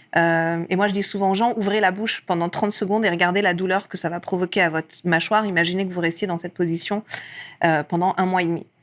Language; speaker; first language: French; early bilingual, other home language; Persian